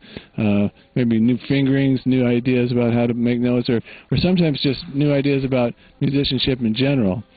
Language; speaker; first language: English; native; English